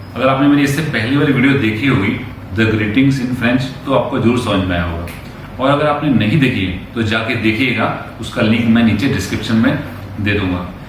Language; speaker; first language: Hindi; native; Hindi